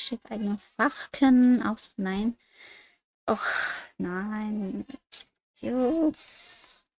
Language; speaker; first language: German; non-native, fluent; English